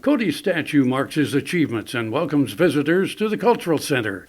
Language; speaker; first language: English; native; English